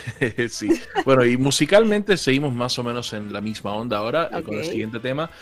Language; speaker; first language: Spanish; native; Spanish